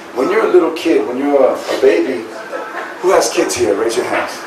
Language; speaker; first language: English; native; English